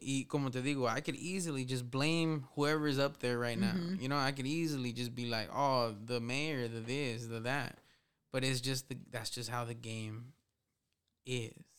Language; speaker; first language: English; early bilingual, other home language; Spanish